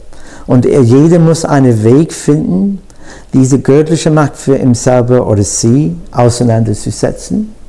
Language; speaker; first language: German; non-native, fluent; English